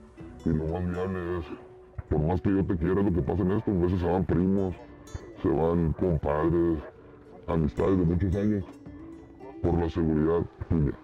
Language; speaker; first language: Spanish; native; Spanish